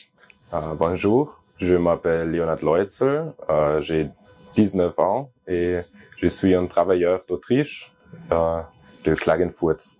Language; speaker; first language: French; non-native, learner; German